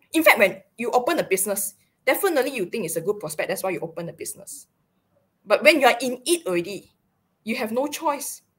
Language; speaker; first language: English; non-native, local second language; Chinese